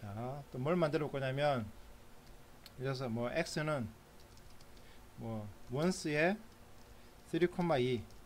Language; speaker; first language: Korean; native; Korean